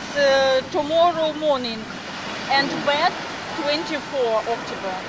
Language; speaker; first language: English; non-native, learner; Russian